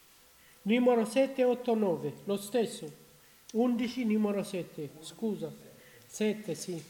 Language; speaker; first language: Italian; non-native, learner; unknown